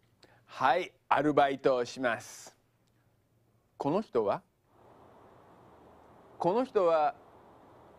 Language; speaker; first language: Japanese; non-native, fluent; English